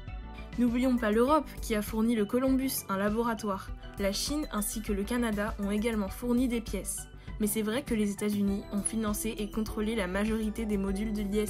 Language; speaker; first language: French; native; French